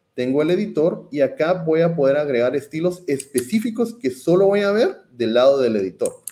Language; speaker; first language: Spanish; native; Spanish